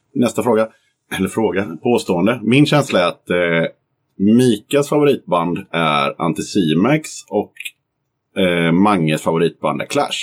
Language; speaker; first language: Swedish; native; Swedish